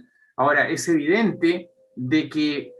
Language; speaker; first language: Spanish; native; Spanish